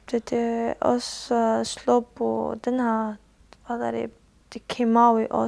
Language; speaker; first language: Danish; non-native, learner; Arabic